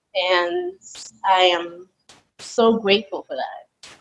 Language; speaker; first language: English; early bilingual, other home language; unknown